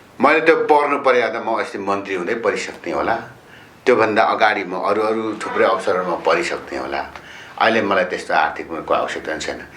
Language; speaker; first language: Nepali; non-native, local second language; Limbu